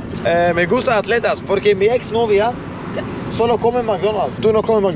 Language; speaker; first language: Spanish; non-native, learner; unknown